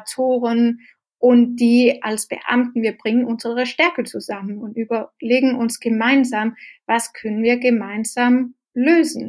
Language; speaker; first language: German; non-native, fluent; Danish